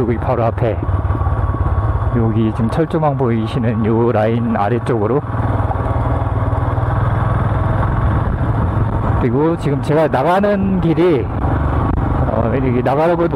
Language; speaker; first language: Korean; native; Korean